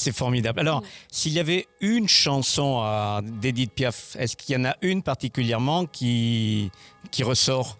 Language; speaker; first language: French; native; French